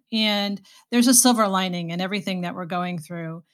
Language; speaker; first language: English; native; English